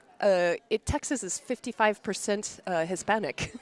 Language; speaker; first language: English; native; English